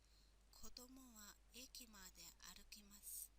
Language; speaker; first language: Japanese; non-native, fluent; Mongolian